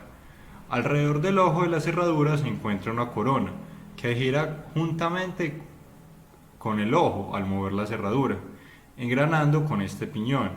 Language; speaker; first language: Spanish; native; Spanish